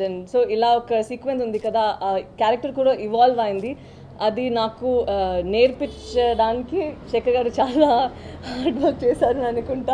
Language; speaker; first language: Telugu; non-native, local second language; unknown